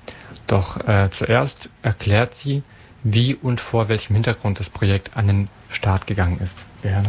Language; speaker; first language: German; native; German